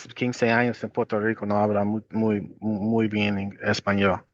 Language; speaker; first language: Spanish; non-native, fluent; English